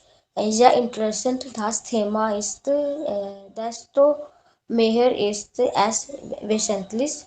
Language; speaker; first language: German; non-native, learner; Hindi